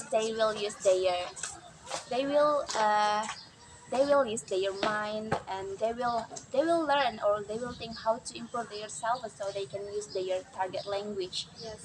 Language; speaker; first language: English; non-native, learner; Indonesian